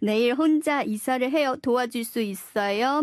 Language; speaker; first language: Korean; non-native, fluent; Chinese